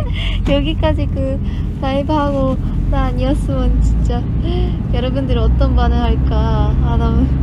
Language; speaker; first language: Korean; non-native, fluent; Japanese